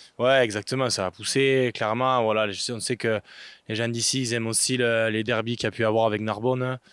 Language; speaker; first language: French; native; French